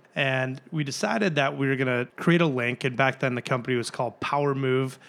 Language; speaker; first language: English; native; English